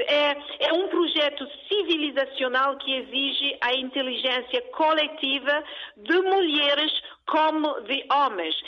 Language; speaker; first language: Portuguese; early bilingual, other home language; Kabuverdianu